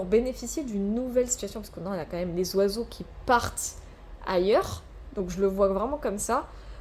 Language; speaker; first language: French; native; French